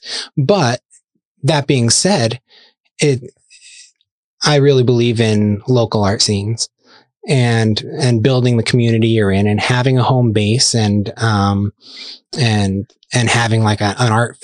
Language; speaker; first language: English; native; English